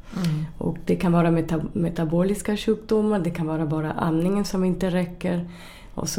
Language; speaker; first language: Swedish; non-native, fluent; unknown